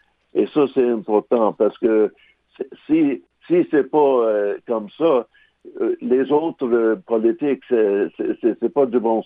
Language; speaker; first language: French; non-native, local second language; English